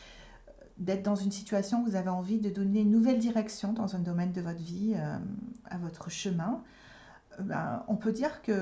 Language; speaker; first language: French; native; French